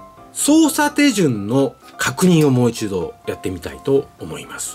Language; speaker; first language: Japanese; native; Japanese